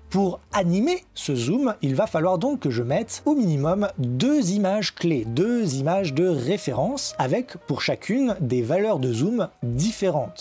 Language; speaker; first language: French; native; French